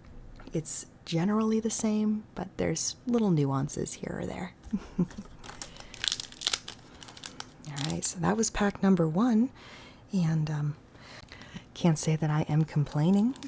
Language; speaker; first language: English; native; English